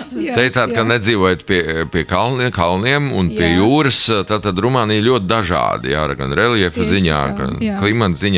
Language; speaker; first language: Latvian; native; Latvian